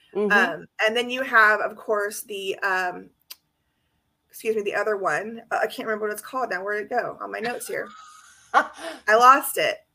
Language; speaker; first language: English; native; English